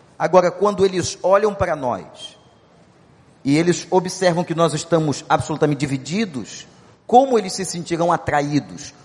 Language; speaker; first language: Portuguese; native; Portuguese